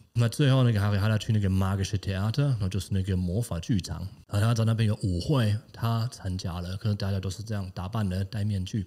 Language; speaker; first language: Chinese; non-native, fluent; German